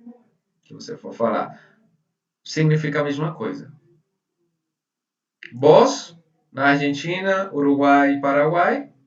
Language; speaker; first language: Portuguese; non-native, fluent; Spanish